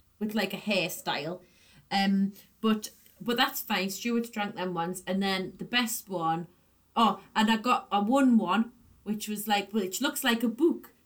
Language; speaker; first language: English; native; English